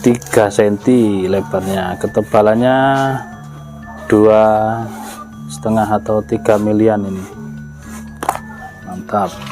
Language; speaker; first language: Indonesian; native; Indonesian